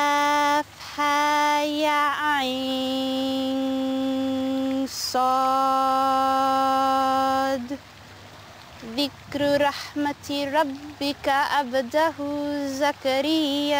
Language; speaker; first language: Arabic; non-native, learner; English